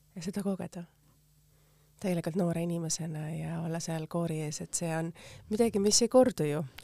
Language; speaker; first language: Estonian; native; Estonian